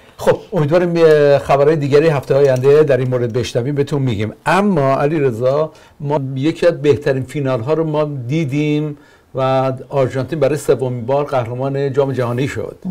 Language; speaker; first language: Persian; native; Persian